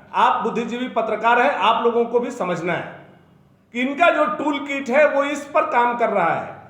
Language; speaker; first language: Hindi; native; Hindi